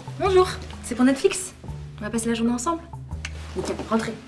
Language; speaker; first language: French; native; French